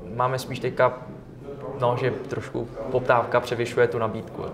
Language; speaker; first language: Czech; early bilingual, other home language; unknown